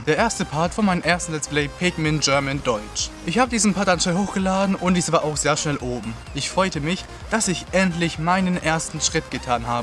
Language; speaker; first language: German; native; German